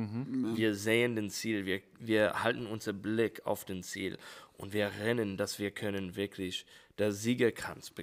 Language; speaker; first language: German; non-native, fluent; English